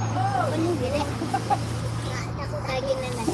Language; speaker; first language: Malay; native; Malay